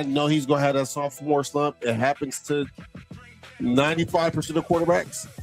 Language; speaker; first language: English; native; English